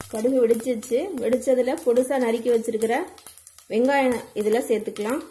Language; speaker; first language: Tamil; non-native, local second language; Telugu